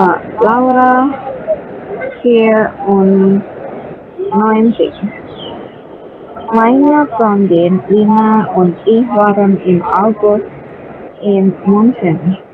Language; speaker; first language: German; non-native, learner; Indonesian